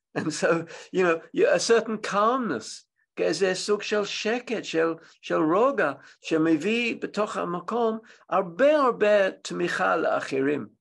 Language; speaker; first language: Hebrew; non-native, fluent; English